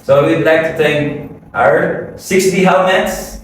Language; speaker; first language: English; non-native, local second language; Filipino